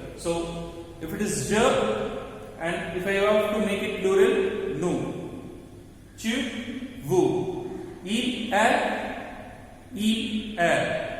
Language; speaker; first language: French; non-native, fluent; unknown